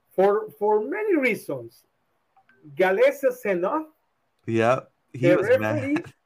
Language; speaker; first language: English; non-native, learner; Spanish